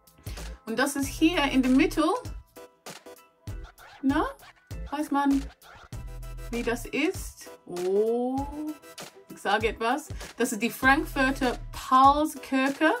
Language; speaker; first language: German; non-native, learner; English